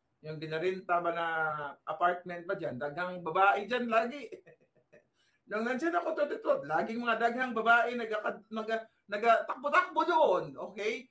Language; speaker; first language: Filipino; non-native, local second language; Cebuano